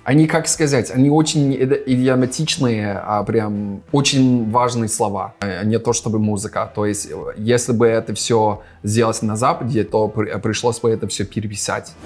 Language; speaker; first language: Russian; native; Russian